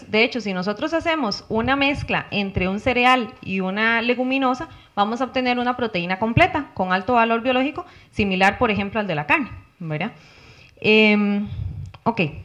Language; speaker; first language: Spanish; native; Spanish